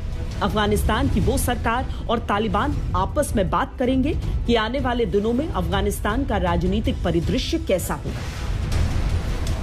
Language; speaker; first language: Hindi; native; Hindi